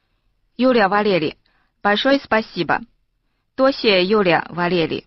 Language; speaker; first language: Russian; non-native, fluent; Chinese